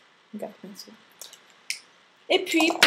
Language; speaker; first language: French; non-native, fluent; Spanish